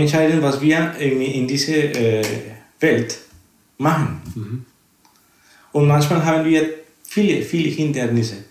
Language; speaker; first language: German; non-native, learner; Spanish